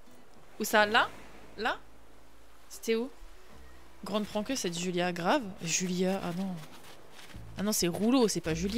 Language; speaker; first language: French; native; French